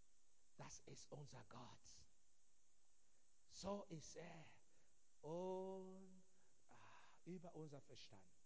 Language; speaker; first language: German; non-native, fluent; Igbo